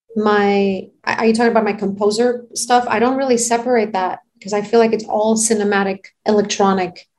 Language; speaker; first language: English; non-native, fluent; Greek